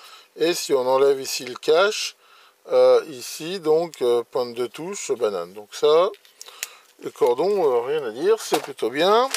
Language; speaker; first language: French; native; French